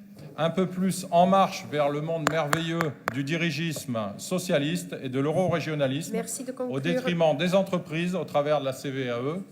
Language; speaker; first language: French; native; French